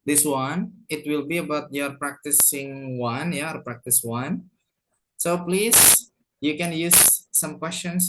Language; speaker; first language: English; non-native, fluent; Indonesian